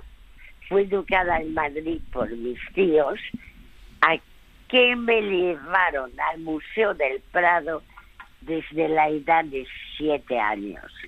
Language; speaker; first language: Spanish; early bilingual, other home language; French